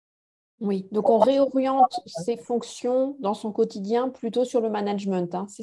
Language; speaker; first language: French; native; French